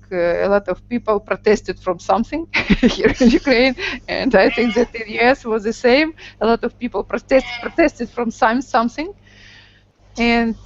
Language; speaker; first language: English; non-native, learner; Russian